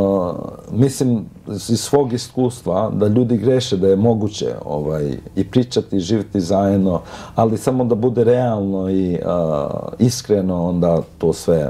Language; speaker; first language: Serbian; non-native, local second language; Albanian